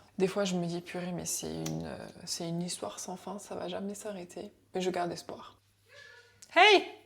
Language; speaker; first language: French; native; French